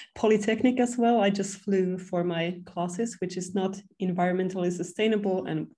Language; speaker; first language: English; non-native, fluent; Finnish